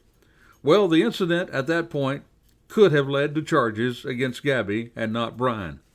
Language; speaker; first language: English; native; English